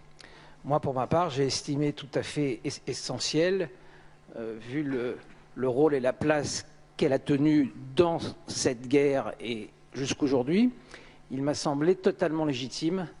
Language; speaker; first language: French; native; French